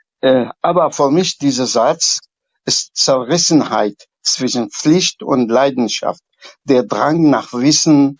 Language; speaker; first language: German; non-native, fluent; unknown